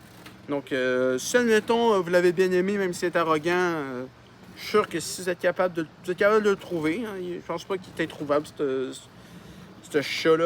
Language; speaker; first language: French; native; French